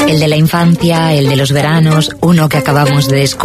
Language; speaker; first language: Spanish; native; Spanish